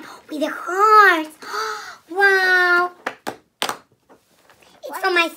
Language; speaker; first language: English; non-native, learner; Russian